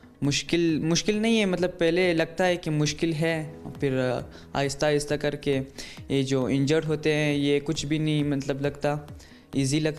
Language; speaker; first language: Hindi; non-native, local second language; Hazaragi